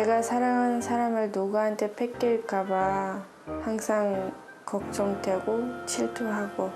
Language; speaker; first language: Korean; non-native, fluent; Uzbek